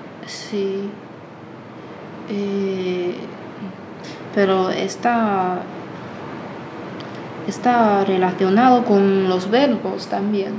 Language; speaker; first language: Spanish; non-native, fluent; Chinese